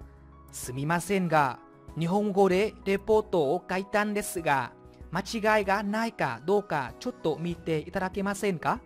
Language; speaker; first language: Japanese; non-native, fluent; Vietnamese